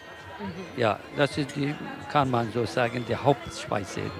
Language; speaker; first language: German; non-native, learner; Kurdish